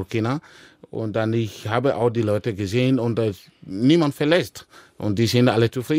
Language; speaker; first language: German; non-native, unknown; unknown